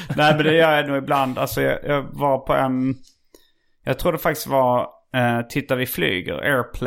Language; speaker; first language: Swedish; native; Swedish